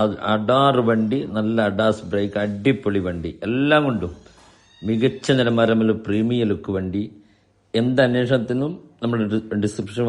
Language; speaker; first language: Malayalam; native; Malayalam